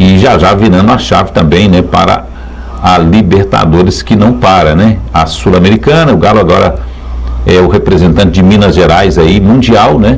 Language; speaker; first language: Portuguese; native; Portuguese